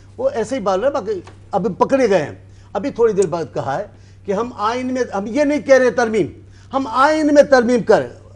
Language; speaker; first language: Urdu; non-native, local second language; Sindhi